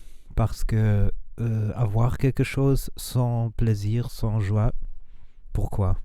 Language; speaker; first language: French; non-native, learner; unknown